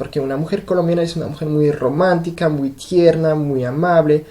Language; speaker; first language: Spanish; non-native, fluent; French